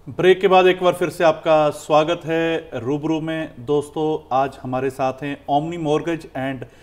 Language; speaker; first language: Hindi; non-native, local second language; Punjabi